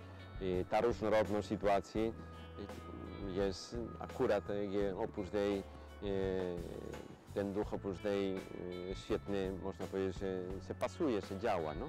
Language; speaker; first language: Polish; non-native, fluent; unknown